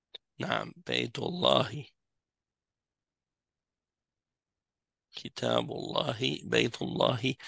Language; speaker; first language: Arabic; non-native, fluent; French